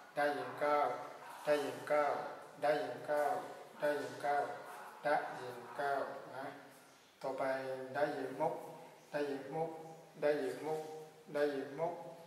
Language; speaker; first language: Thai; non-native, fluent; Burmese